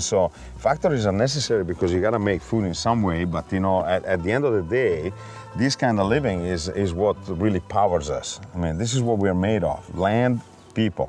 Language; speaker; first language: English; non-native, fluent; Italian